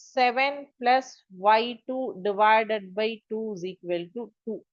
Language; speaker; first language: English; non-native, local second language; Tamil